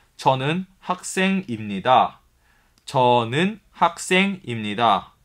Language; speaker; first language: Korean; non-native, fluent; Chinese